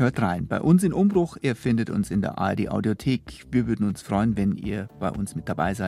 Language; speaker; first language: German; native; German